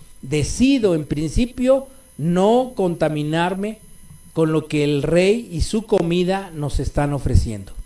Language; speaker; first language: Spanish; native; Spanish